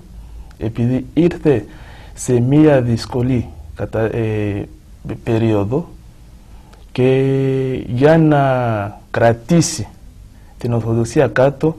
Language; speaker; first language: Greek; non-native, fluent; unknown